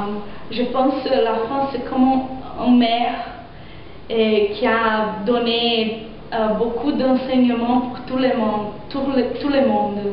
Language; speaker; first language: French; non-native, fluent; Portuguese